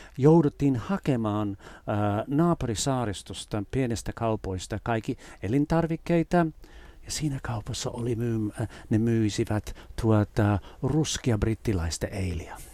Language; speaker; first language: Finnish; non-native, fluent; English